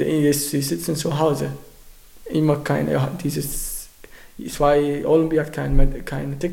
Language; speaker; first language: German; non-native, learner; Arabic